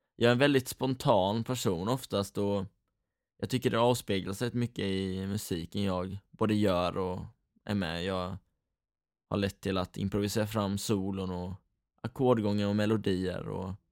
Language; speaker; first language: Swedish; native; Swedish